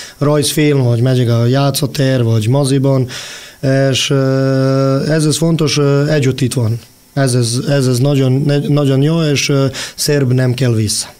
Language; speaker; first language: Hungarian; non-native, local second language; Serbian